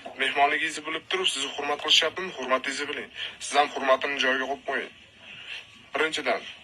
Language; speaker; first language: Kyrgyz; non-native, local second language; Uzbek